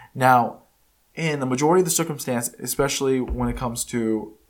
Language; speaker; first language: English; early bilingual, other home language; Spanish